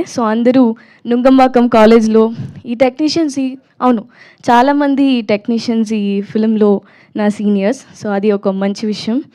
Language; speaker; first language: Telugu; non-native, learner; Tamil